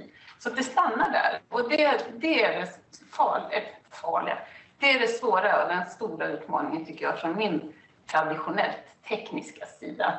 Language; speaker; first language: Swedish; native; Swedish